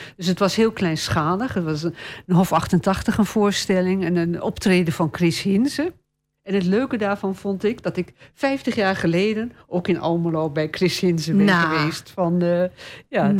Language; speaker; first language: Dutch; native; Dutch